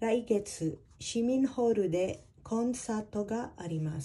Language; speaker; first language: Japanese; non-native, fluent; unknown